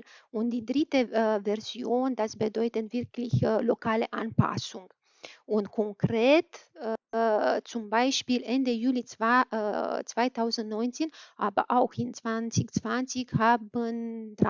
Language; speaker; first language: German; non-native, fluent; Romanian